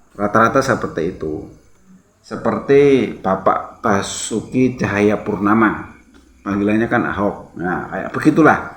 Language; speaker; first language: Indonesian; native; Indonesian